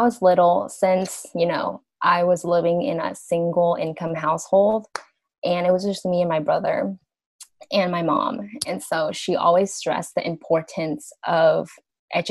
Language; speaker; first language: English; early bilingual, other home language; Vietnamese